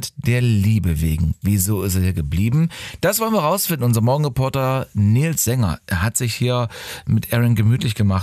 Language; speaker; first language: German; native; German